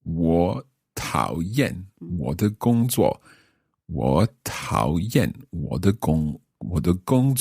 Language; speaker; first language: Chinese; non-native, learner; English